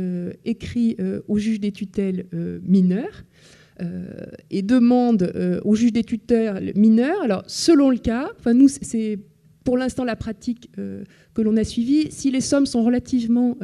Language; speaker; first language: French; native; French